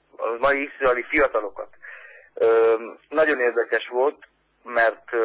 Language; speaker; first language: Hungarian; early bilingual, heritage; Hungarian